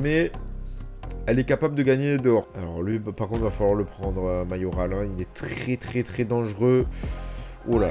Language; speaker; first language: French; native; French